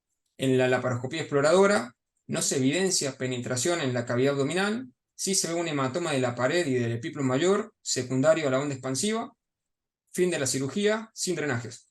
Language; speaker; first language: Spanish; native; Spanish